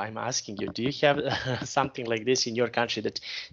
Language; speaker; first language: English; non-native, fluent; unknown